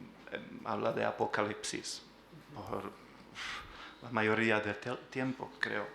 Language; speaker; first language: Spanish; non-native, learner; Czech